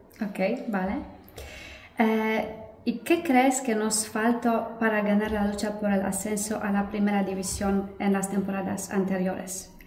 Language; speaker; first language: Spanish; non-native, fluent; Polish